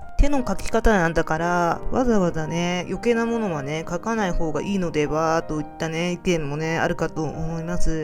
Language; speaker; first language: Japanese; native; Japanese